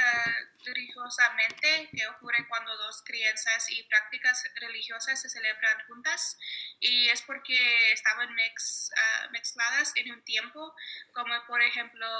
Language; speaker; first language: Spanish; early bilingual, heritage; Spanish